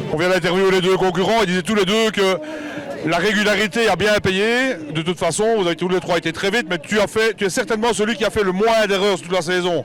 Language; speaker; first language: French; native; French